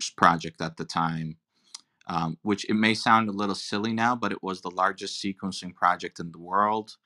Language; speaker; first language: English; non-native, fluent; Turkish